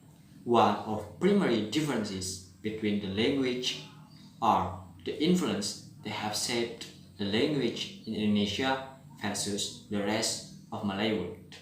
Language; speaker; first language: English; non-native, learner; Indonesian